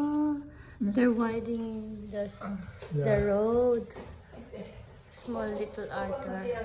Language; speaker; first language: English; non-native, learner; Japanese